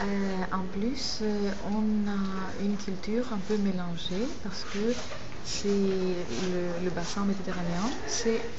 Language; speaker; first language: French; non-native, fluent; Greek